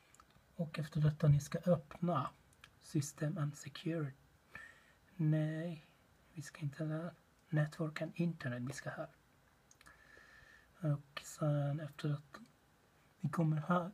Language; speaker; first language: Swedish; non-native, learner; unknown